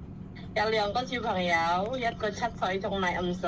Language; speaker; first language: Cantonese; non-native, learner; Indonesian